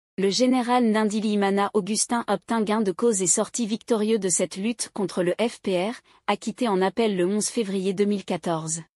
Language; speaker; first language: French; non-native, local second language; Kinyarwanda